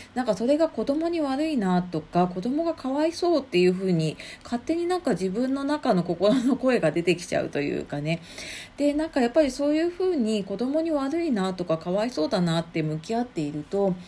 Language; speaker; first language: Japanese; native; Japanese